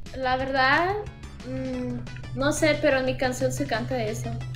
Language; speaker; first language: Spanish; non-native, fluent; Russian